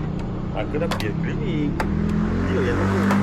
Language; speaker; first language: Malay; native; Malay